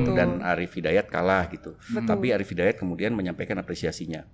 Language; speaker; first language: Indonesian; native; Indonesian